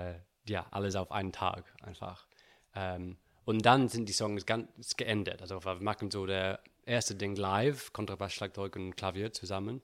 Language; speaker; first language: German; non-native, learner; English